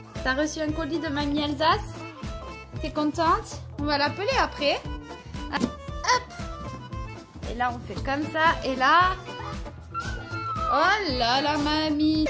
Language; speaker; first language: French; native; French